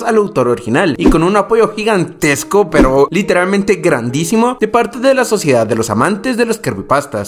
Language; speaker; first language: Spanish; native; Spanish